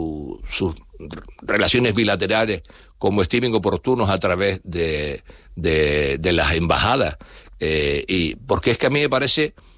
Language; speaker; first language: Spanish; native; Spanish